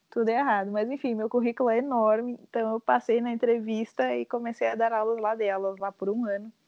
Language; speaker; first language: Portuguese; native; Portuguese